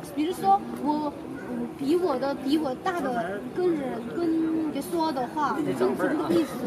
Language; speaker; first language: Chinese; non-native, fluent; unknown